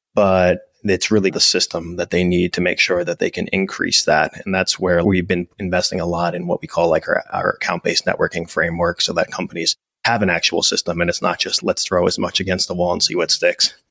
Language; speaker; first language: English; native; English